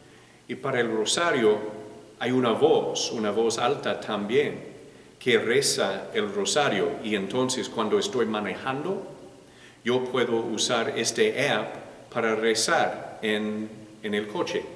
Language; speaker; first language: Spanish; non-native, learner; English